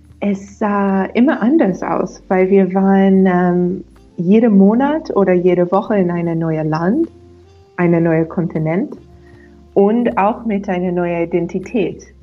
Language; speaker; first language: German; non-native, fluent; English